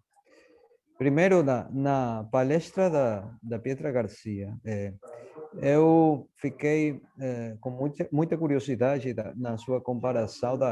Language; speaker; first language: Portuguese; non-native, fluent; Spanish